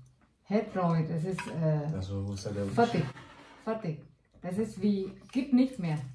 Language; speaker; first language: German; non-native, learner; Vietnamese